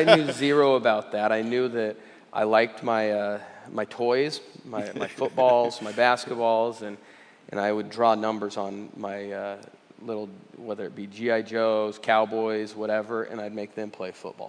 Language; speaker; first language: English; native; English